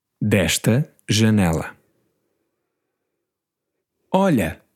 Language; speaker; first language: Portuguese; non-native, learner; English